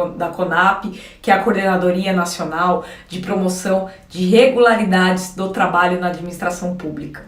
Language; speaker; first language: Portuguese; native; Portuguese